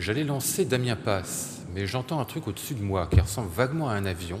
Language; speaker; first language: French; native; French